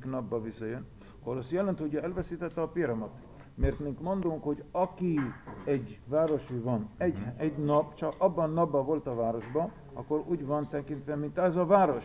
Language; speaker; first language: Hungarian; early bilingual, heritage; Hungarian